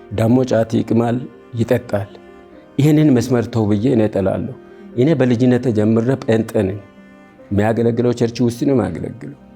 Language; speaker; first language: Amharic; non-native, local second language; Sidamo